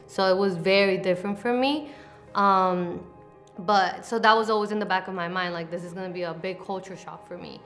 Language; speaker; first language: English; early bilingual, other home language; Spanish